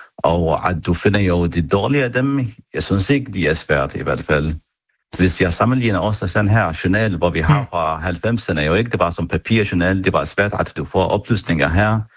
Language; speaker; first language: Danish; non-native, fluent; Arabic